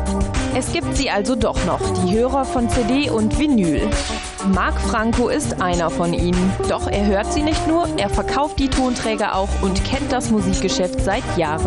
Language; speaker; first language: German; native; German